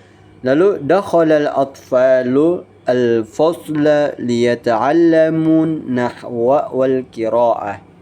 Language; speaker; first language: Arabic; non-native, learner; Indonesian